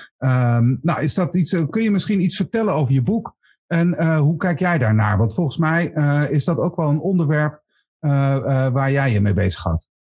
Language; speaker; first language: Dutch; native; Dutch